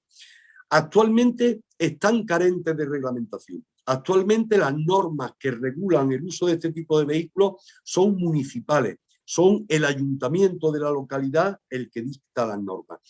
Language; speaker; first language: Spanish; native; Spanish